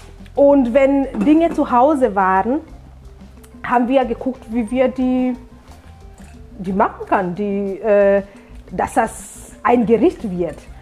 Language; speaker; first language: German; non-native, fluent; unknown